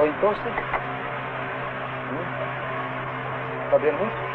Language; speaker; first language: Spanish; non-native, learner; Portuguese